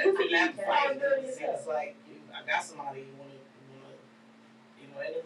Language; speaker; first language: English; native; English